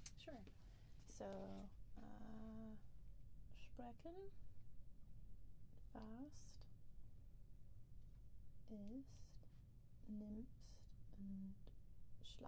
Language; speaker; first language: German; non-native, learner; English